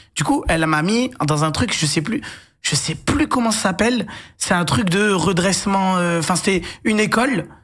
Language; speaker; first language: French; native; French